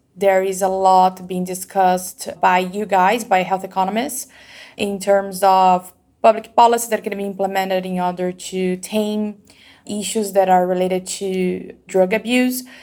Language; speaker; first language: English; non-native, fluent; Portuguese